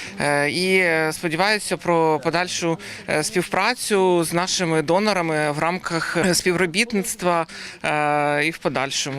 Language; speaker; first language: Ukrainian; native; Ukrainian